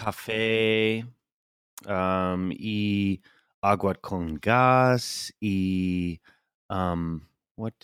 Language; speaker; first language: Spanish; non-native, learner; English